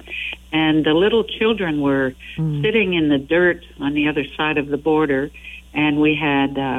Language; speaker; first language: English; non-native, fluent; French